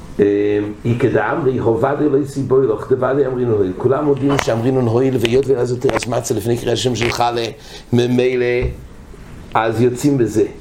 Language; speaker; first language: Hebrew; non-native, fluent; English